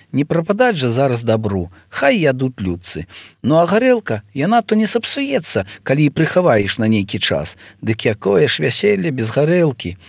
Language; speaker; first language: Belarusian; native; Belarusian